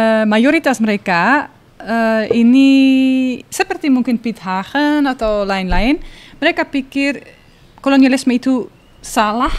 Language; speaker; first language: Indonesian; non-native, learner; Dutch